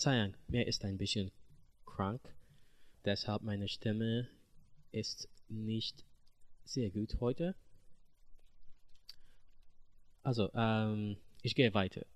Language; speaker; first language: German; non-native, learner; English